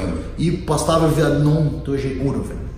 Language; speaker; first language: Russian; non-native, learner; Portuguese